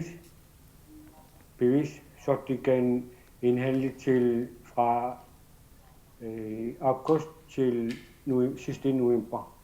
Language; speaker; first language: Danish; non-native, local second language; Kalaallisut